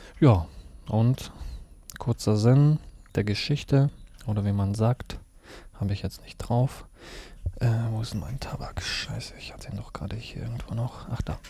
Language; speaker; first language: German; early bilingual, other home language; Russian